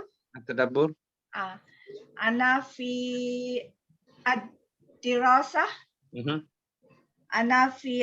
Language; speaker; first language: Arabic; non-native, learner; Malay